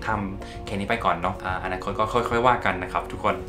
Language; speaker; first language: Thai; non-native, fluent; English